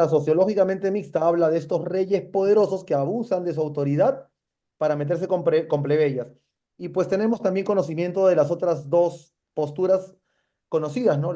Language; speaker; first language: Spanish; native; Spanish